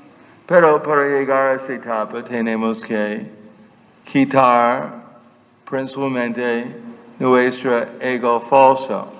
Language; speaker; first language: Spanish; non-native, fluent; English